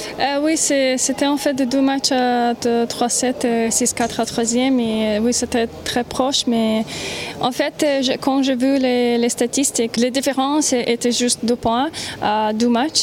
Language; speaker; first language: French; non-native, learner; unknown